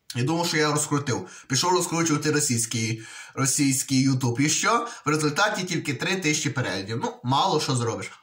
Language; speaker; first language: Ukrainian; native; Ukrainian